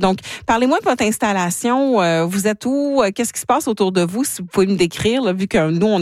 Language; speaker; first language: French; native; French